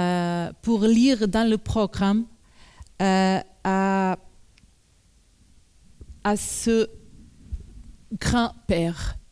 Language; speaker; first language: French; non-native, learner; Portuguese